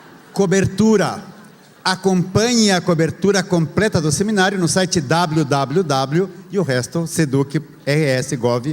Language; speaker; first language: Portuguese; non-native, fluent; Spanish